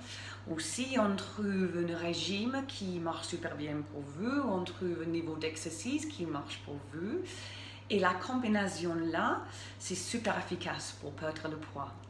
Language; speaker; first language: French; non-native, fluent; English